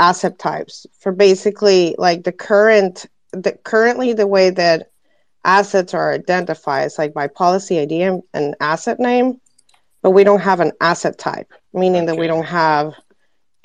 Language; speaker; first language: English; non-native, fluent; Spanish